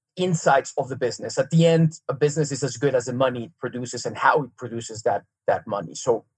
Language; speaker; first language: English; non-native, fluent; Serbian